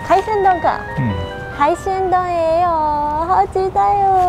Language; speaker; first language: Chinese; non-native, fluent; Japanese